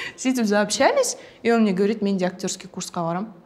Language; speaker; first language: Russian; non-native, local second language; Kazakh